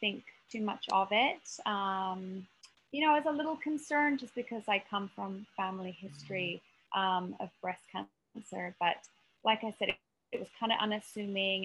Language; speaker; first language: English; native; English